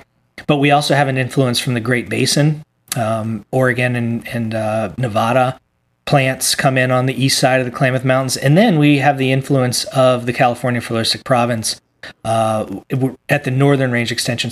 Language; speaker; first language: English; native; English